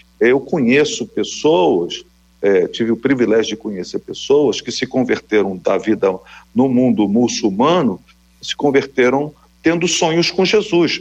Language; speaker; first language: Portuguese; native; Portuguese